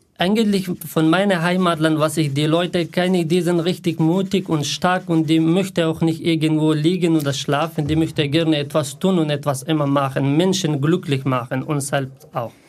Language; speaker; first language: German; non-native, learner; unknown